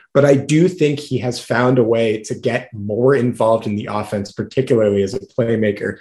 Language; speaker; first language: English; native; English